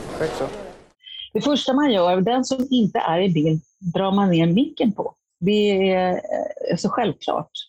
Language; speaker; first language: Swedish; native; Swedish